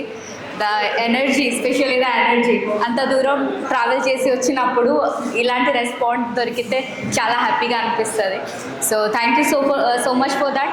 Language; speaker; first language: Telugu; non-native, fluent; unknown